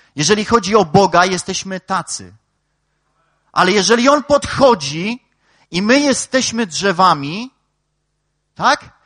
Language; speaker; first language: Polish; native; Polish